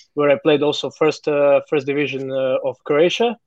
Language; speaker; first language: English; non-native, fluent; Croatian